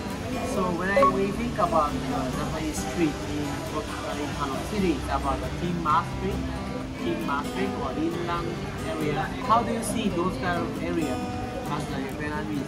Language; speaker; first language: English; non-native, learner; Japanese